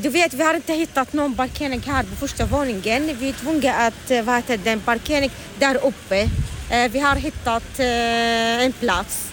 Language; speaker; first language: Swedish; non-native, learner; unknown